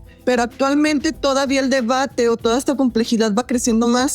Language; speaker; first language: Spanish; native; Spanish